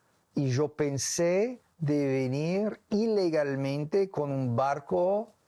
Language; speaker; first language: Spanish; non-native, learner; English